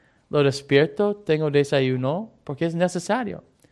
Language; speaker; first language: Spanish; non-native, fluent; English